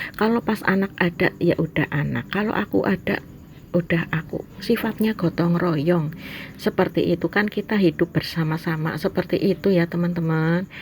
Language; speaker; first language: Indonesian; non-native, local second language; Javanese